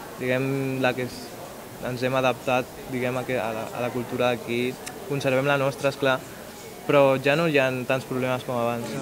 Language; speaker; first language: Catalan; early bilingual, other home language; Arabic